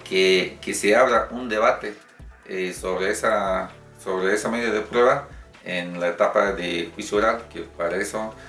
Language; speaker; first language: Spanish; native; Spanish